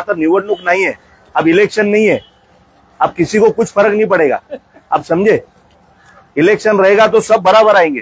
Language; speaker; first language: Hindi; non-native, local second language; Marathi